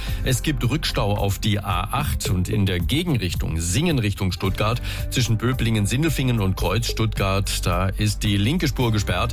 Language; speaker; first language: German; native; German